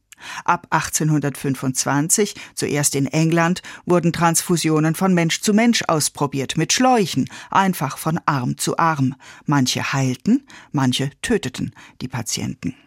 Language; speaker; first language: German; native; German